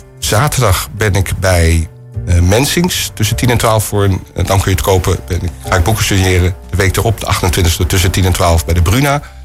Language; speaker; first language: Dutch; native; Dutch